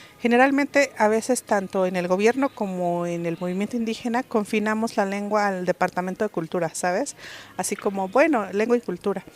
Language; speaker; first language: Spanish; non-native, local second language; Mixtepec Mixtec